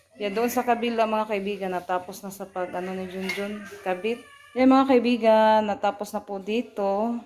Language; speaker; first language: Filipino; non-native, local second language; Cebuano